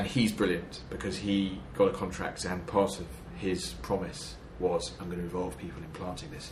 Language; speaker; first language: English; native; English